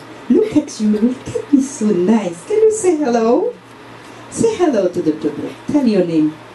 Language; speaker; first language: English; non-native, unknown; Haitian Creole